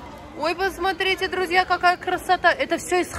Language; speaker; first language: Russian; native; Russian